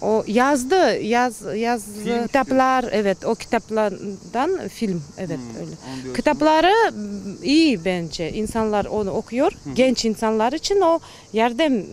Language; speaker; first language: Turkish; non-native, learner; Kazakh